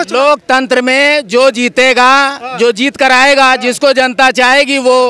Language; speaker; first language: Hindi; native; Hindi